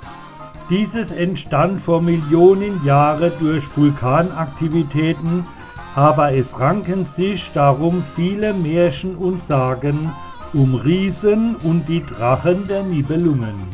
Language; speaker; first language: German; native; German